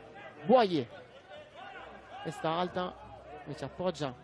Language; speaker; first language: Italian; native; Italian